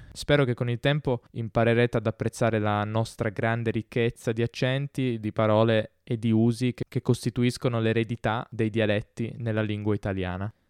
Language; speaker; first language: Italian; native; Italian